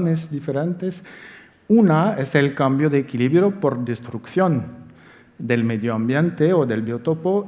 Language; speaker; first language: Spanish; non-native, fluent; French